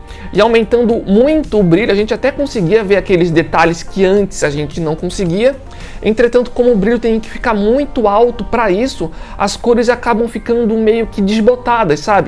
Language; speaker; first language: Portuguese; native; Portuguese